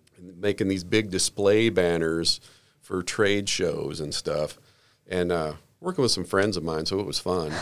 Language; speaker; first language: English; native; English